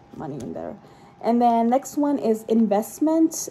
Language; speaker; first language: English; non-native, local second language; Urdu